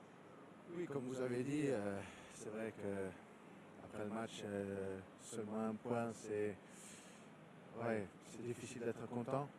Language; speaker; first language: French; non-native, fluent; Danish